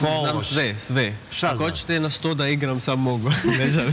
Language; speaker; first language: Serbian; non-native, learner; Arabic